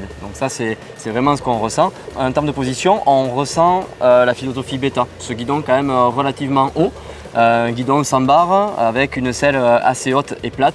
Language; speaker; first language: French; native; French